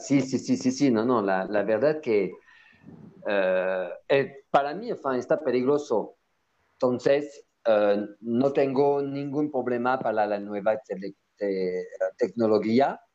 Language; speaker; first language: Spanish; non-native, learner; French